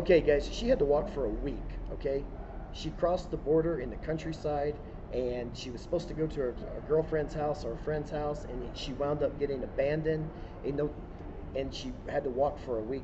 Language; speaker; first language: English; native; English